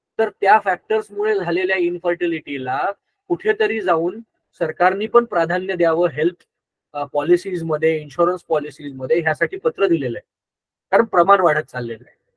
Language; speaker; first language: Marathi; non-native, local second language; Gujarati